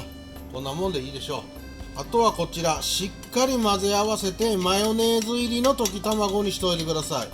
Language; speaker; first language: Japanese; native; Japanese